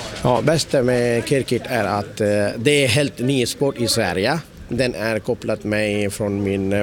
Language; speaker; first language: Swedish; non-native, learner; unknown